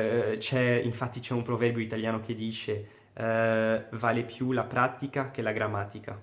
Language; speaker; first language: Italian; non-native, fluent; Arabic